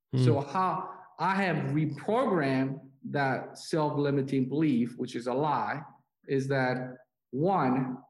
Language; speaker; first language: English; non-native, fluent; Korean